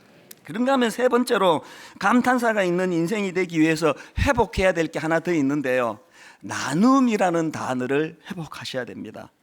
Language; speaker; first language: Korean; native; Korean